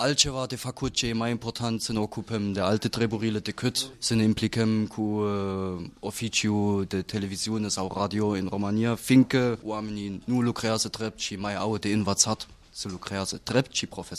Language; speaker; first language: Romanian; non-native, fluent; German